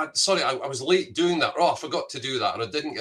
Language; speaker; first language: English; native; English